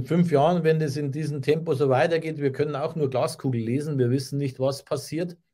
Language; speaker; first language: German; native; German